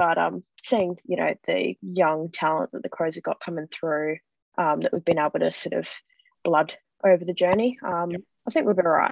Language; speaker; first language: English; native; English